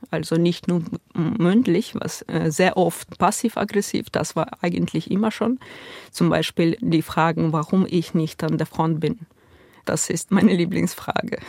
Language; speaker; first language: German; non-native, fluent; Ukrainian